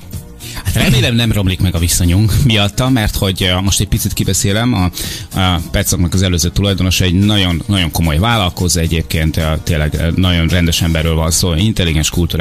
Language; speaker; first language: Hungarian; native; Hungarian